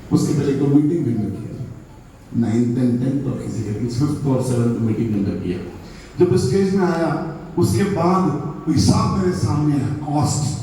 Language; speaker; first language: Hindi; non-native, local second language; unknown